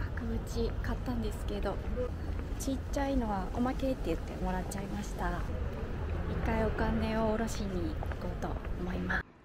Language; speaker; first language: French; non-native, learner; Japanese